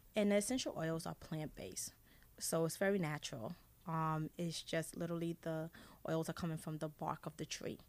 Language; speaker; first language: English; early bilingual, other home language; Haitian Creole